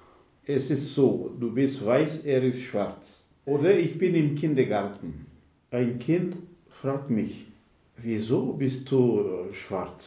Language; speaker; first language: German; non-native, fluent; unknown